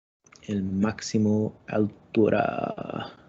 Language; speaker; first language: Spanish; non-native, learner; English